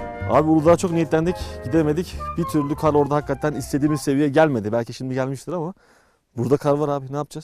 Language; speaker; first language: Turkish; native; Turkish